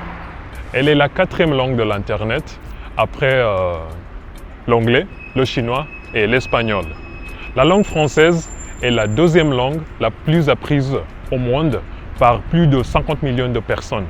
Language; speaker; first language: French; non-native, fluent; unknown